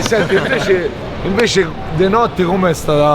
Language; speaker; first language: Italian; native; Italian